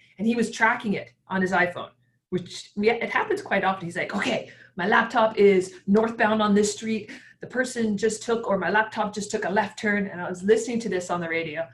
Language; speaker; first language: English; native; English